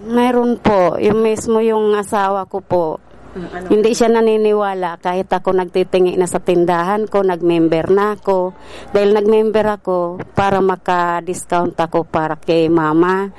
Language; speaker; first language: Filipino; non-native, local second language; Bikol